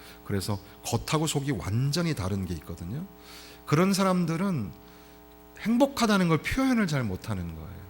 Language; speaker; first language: Korean; native; Korean